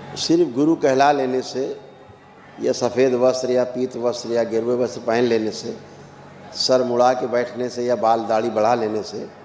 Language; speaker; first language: Hindi; native; Hindi